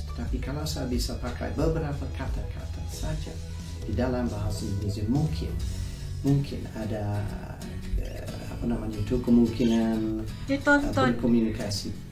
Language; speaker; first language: Indonesian; non-native, fluent; English